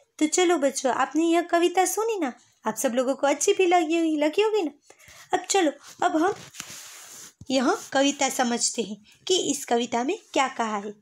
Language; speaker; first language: Hindi; non-native, local second language; Gujarati